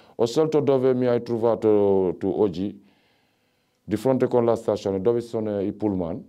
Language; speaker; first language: Italian; non-native, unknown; Wolof